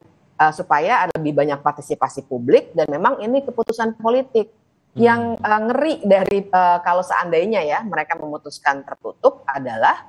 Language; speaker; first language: Indonesian; native; Indonesian